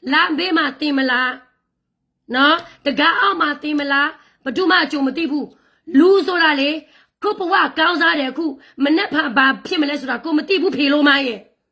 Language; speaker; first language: Burmese; non-native, local second language; Karen languages